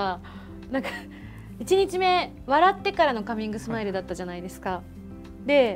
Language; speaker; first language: Japanese; native; Japanese